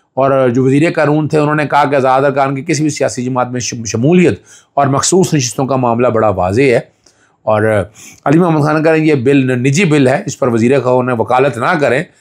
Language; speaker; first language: Urdu; non-native, local second language; Punjabi